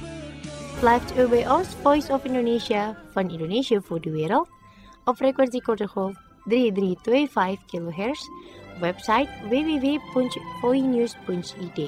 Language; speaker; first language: Dutch; non-native, fluent; Indonesian